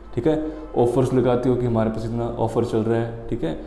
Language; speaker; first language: Hindi; native; Hindi